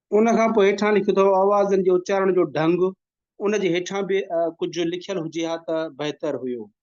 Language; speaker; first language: Sindhi; native; Sindhi